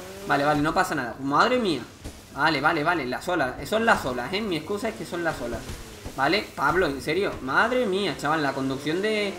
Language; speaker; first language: Spanish; native; Spanish